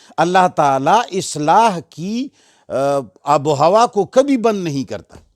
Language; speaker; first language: Urdu; non-native, local second language; Pashto